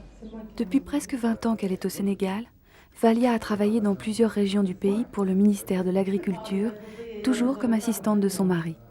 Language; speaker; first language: French; native; French